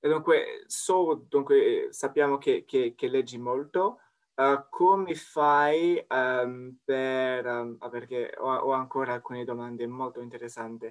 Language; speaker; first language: Italian; non-native, fluent; French